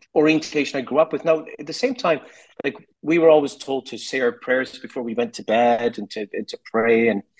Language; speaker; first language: English; native; English